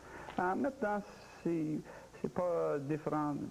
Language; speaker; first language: French; non-native, local second language; English